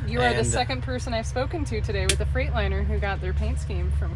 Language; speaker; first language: English; native; English